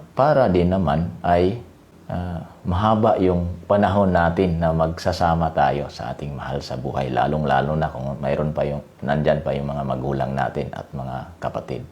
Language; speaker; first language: Filipino; non-native, local second language; Cebuano